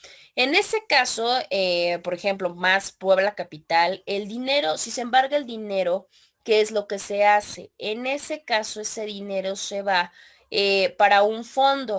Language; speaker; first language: Spanish; native; Spanish